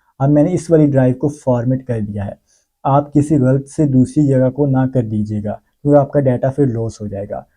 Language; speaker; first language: Urdu; native; Urdu